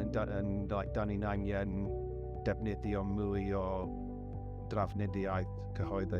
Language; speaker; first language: Welsh; non-native, learner; English